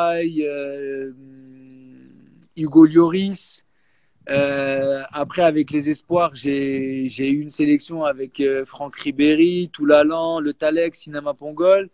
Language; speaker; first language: French; native; French